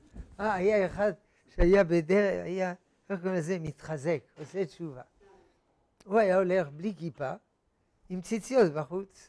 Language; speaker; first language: Hebrew; non-native, fluent; French